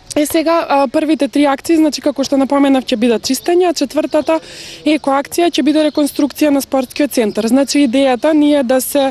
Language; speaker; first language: Macedonian; native; Macedonian